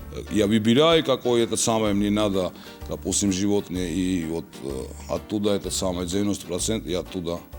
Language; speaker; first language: Russian; non-native, local second language; Georgian